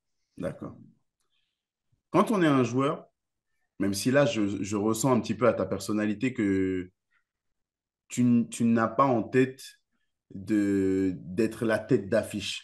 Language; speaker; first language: French; native; French